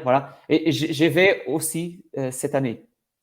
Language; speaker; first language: French; non-native, learner; Portuguese